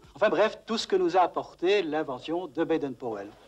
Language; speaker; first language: French; native; French